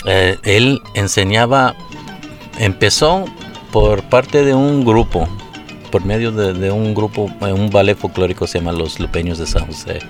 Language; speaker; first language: Spanish; early bilingual, heritage; Spanish